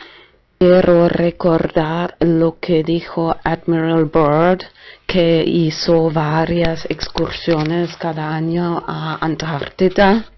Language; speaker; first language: Spanish; non-native, fluent; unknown